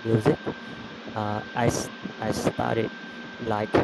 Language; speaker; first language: English; non-native, learner; Vietnamese